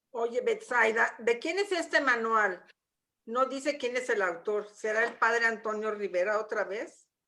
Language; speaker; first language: Spanish; native; Spanish